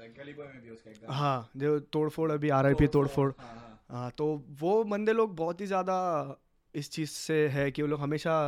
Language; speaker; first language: Hindi; native; Hindi